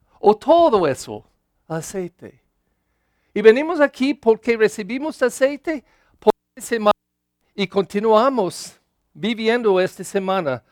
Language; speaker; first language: Spanish; non-native, learner; English